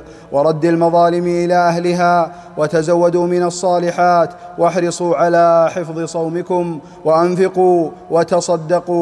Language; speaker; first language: Arabic; native; Arabic